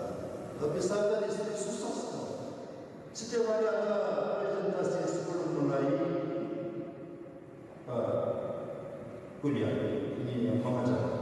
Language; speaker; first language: Indonesian; non-native, learner; Korean